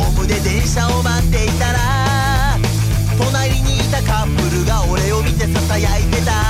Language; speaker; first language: Japanese; native; Japanese